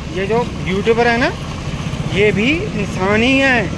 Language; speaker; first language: Hindi; native; Hindi